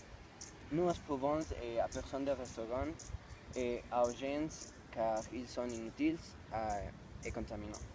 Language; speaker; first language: French; non-native, learner; Spanish